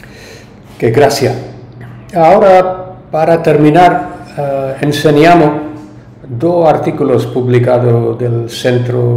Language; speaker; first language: Spanish; non-native, learner; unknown